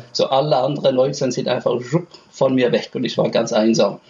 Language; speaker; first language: German; non-native, fluent; Norwegian